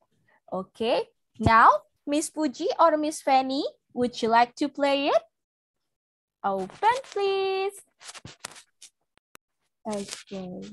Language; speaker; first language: English; non-native, local second language; Indonesian